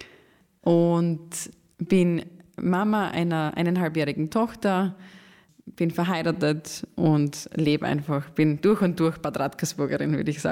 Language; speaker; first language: German; native; German